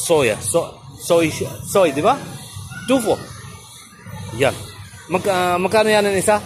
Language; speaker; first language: Filipino; non-native, learner; Arabic